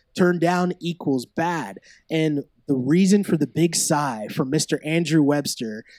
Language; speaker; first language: English; native; English